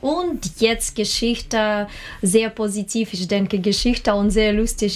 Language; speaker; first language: German; non-native, learner; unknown